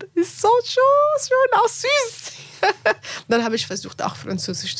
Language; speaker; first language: German; non-native, learner; Arabic